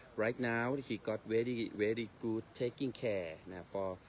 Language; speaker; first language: English; non-native, learner; Thai